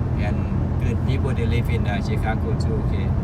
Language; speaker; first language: English; non-native, learner; Thai